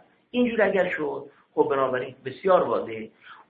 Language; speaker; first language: Persian; native; Persian